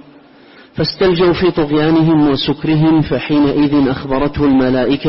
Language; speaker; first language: Arabic; native; Arabic